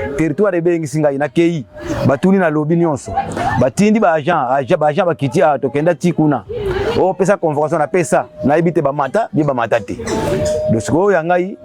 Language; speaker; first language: Lingala; non-native, local second language; Kongo